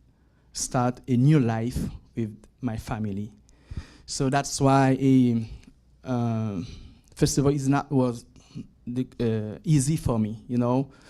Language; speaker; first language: English; non-native, learner; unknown